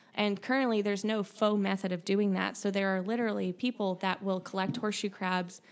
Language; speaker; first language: English; native; English